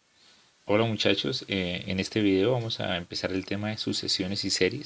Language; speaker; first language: Spanish; native; Spanish